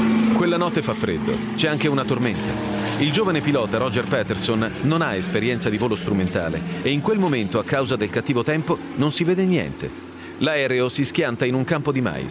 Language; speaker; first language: Italian; native; Italian